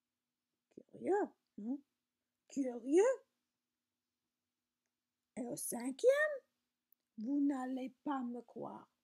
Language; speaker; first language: French; non-native, learner; English